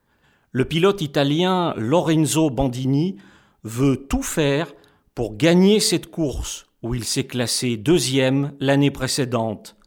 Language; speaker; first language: French; native; French